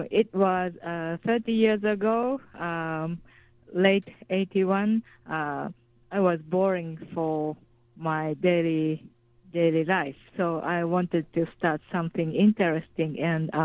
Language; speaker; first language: English; non-native, fluent; Japanese